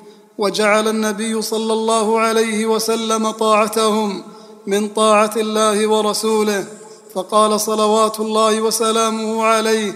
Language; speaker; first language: Arabic; native; Arabic